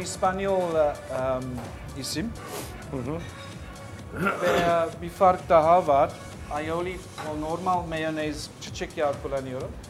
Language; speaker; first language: Turkish; non-native, learner; English